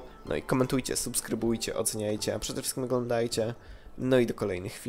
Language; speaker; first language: Polish; native; Polish